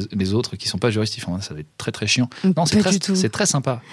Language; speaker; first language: French; native; French